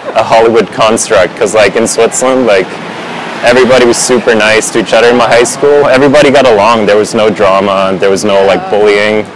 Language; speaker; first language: English; non-native, fluent; Swiss German